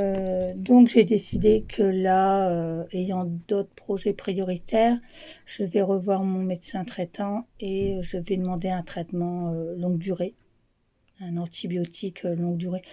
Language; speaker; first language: French; native; French